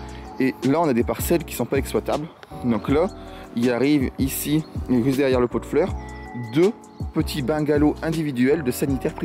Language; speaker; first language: French; native; French